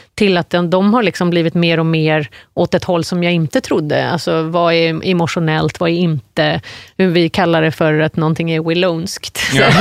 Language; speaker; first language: Swedish; non-native, fluent; English